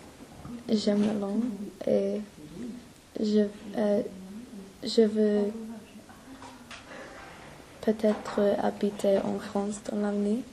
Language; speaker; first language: French; non-native, learner; English